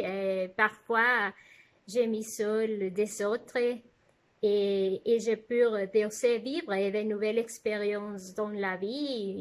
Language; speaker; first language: French; non-native, fluent; Spanish